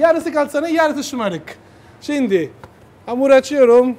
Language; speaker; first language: Turkish; non-native, learner; Italian